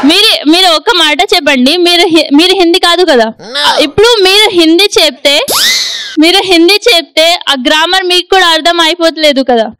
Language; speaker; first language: Telugu; non-native, local second language; Hindi